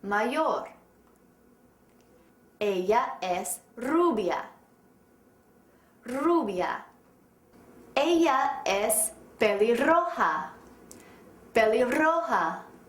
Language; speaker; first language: Spanish; non-native, fluent; English